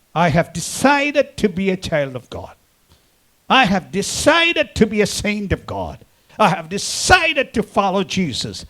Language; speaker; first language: English; non-native, local second language; Malayalam